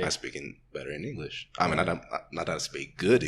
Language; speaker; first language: English; non-native, fluent; Portuguese